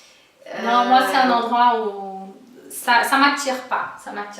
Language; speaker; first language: French; non-native, fluent; Portuguese